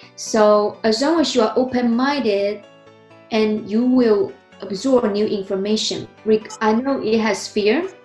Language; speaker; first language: English; non-native, fluent; Chinese